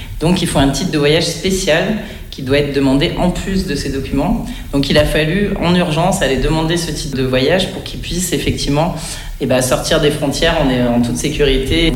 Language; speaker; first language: French; native; French